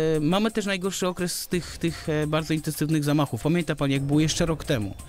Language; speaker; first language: Polish; early bilingual, other home language; Armenian